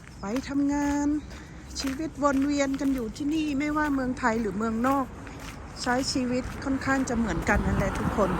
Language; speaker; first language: Thai; native; Thai